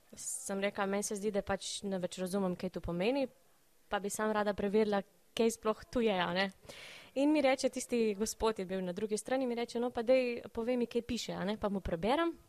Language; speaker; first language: Slovenian; native; Slovenian